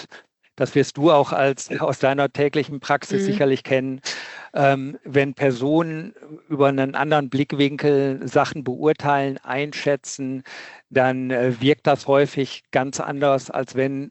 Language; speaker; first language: German; native; German